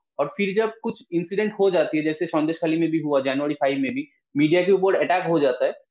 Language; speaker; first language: Hindi; non-native, local second language; Bangla